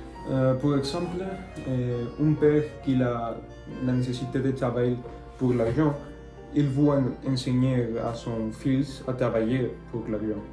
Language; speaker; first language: French; non-native, learner; Spanish